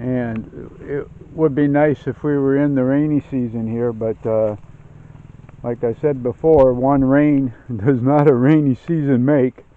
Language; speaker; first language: English; native; English